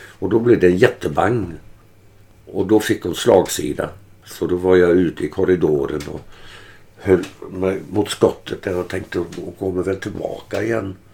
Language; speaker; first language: Swedish; early bilingual, other home language; German